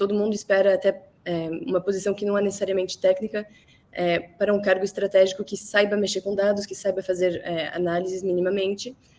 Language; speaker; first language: Portuguese; early bilingual, other home language; French